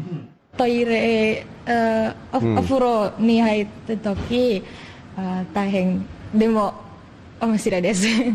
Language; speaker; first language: Japanese; non-native, learner; Indonesian